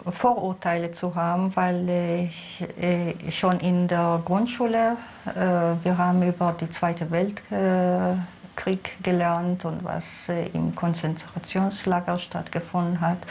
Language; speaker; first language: German; non-native, fluent; Hebrew